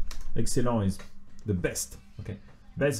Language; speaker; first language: English; non-native, fluent; French